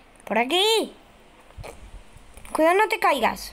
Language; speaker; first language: Spanish; native; Spanish